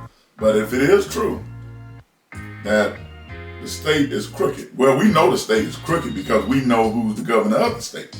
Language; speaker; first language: English; native; English